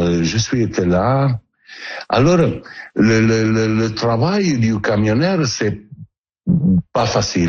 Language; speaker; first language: French; non-native, learner; Italian